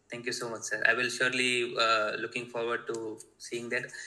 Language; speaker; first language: Hindi; non-native, local second language; Gujarati